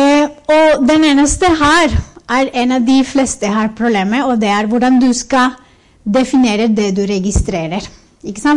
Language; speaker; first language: Norwegian; non-native, fluent; Spanish